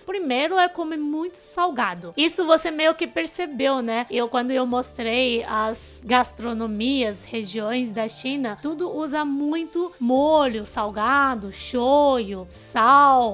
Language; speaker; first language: Portuguese; non-native, fluent; Chinese